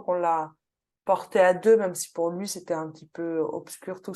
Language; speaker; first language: French; native; French